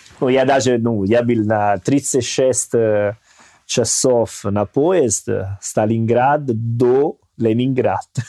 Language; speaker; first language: Russian; non-native, learner; Italian